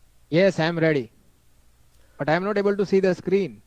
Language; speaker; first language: English; non-native, local second language; Gujarati